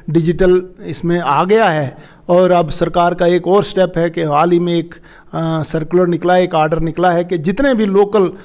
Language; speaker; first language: Hindi; non-native, local second language; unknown